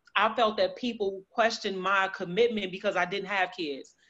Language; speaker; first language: English; native; English